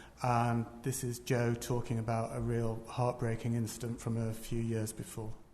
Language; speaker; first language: English; native; English